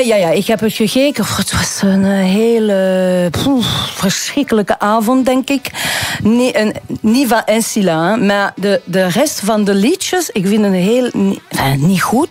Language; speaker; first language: Dutch; non-native, local second language; French